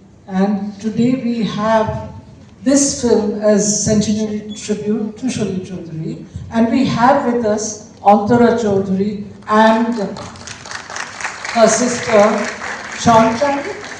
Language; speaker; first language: English; non-native, local second language; Bangla